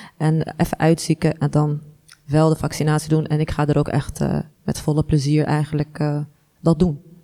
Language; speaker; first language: Dutch; early bilingual, other home language; Arabic